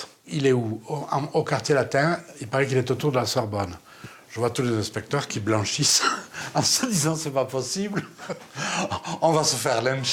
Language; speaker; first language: French; native; French